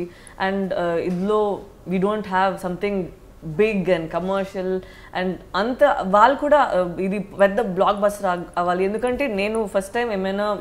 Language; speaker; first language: Telugu; non-native, learner; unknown